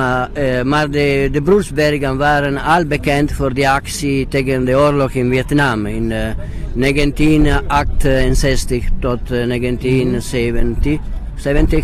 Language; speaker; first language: Dutch; non-native, learner; Italian